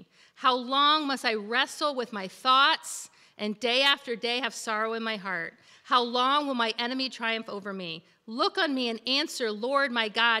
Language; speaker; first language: English; native; English